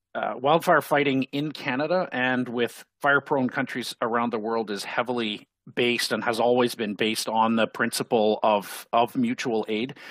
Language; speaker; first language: English; native; English